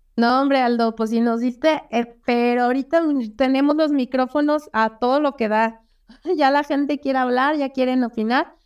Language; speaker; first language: Spanish; native; Spanish